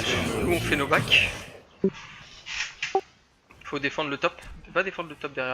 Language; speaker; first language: French; native; French